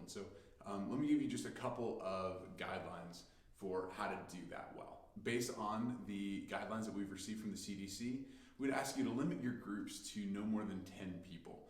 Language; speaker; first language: English; native; English